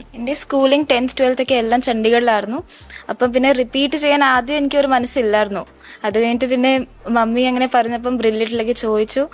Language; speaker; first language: Malayalam; early bilingual, heritage; Malayalam